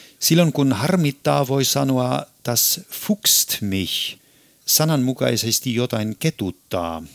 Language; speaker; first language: Finnish; non-native, fluent; German